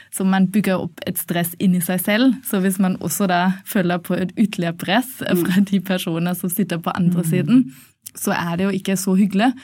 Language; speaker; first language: Norwegian; non-native, fluent; German